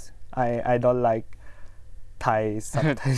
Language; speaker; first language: English; non-native, fluent; Thai